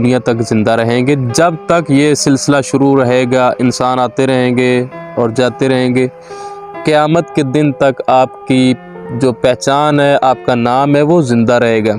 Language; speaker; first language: Urdu; non-native, local second language; Punjabi